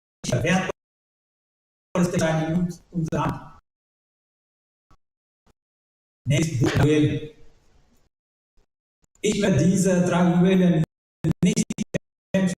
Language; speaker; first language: German; non-native, learner; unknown